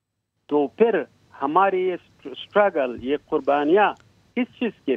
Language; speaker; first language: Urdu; non-native, fluent; Pashto